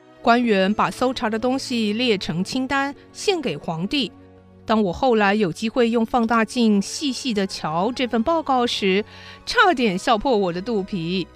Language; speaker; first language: Chinese; native; Chinese